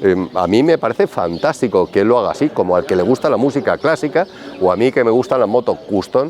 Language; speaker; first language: Spanish; native; Spanish